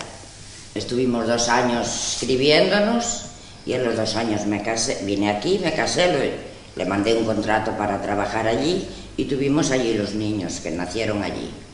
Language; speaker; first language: Spanish; non-native, local second language; Galician